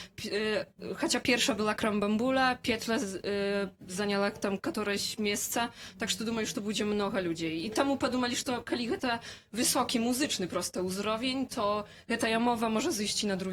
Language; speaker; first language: Polish; non-native, learner; Belarusian